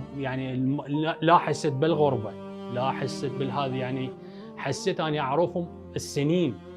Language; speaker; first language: Arabic; early bilingual, heritage; Arabic